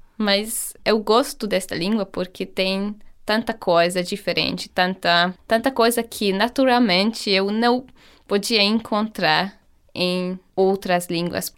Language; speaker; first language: Portuguese; non-native, fluent; Hungarian